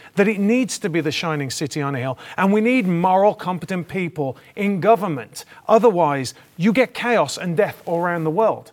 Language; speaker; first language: English; native; English